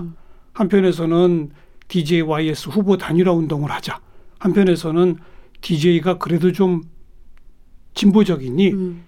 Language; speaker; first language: Korean; native; Korean